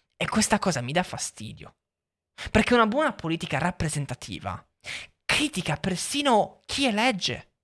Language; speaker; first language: Italian; native; Italian